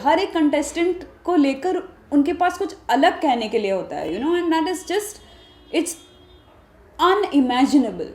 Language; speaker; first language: Hindi; non-native, local second language; Marathi